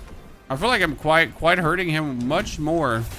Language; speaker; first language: English; non-native, fluent; German